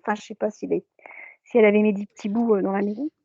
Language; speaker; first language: French; native; French